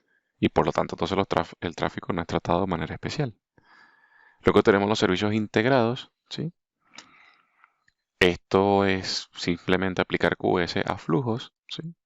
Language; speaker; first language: Spanish; native; Spanish